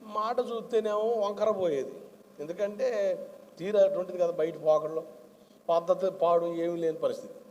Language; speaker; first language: Telugu; non-native, local second language; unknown